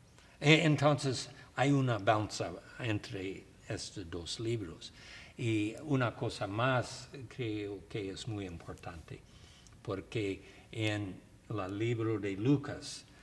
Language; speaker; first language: Spanish; non-native, learner; English